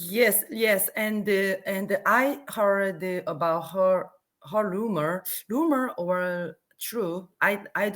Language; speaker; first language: English; non-native, learner; Korean